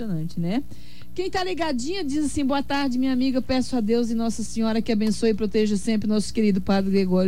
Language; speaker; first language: Portuguese; native; Portuguese